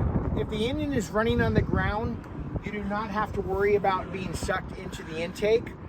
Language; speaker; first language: English; native; English